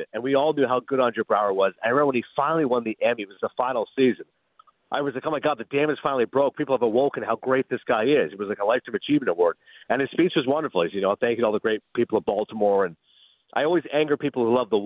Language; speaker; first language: English; native; English